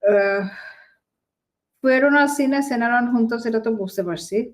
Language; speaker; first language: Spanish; non-native, learner; Bangla